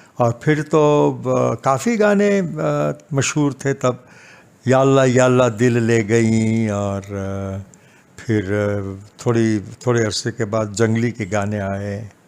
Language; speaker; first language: Hindi; non-native, local second language; Gujarati